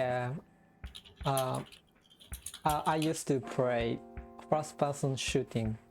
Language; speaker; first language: English; non-native, learner; Japanese